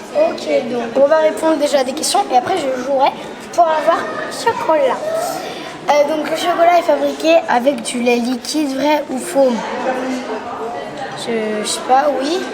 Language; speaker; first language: French; native; French